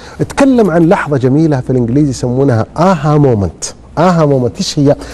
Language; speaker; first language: Arabic; native; Arabic